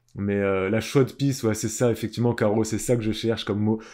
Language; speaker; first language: French; native; French